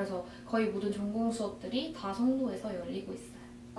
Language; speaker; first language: Korean; native; Korean